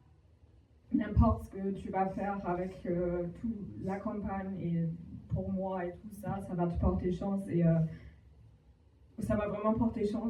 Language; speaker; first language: French; non-native, fluent; German